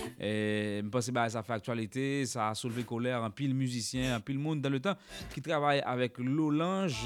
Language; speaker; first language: French; non-native, local second language; Haitian Creole